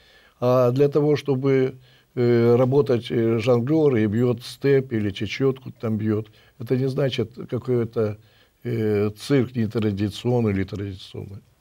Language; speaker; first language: Russian; native; Russian